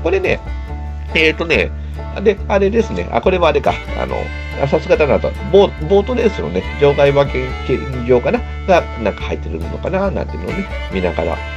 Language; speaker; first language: Japanese; native; Japanese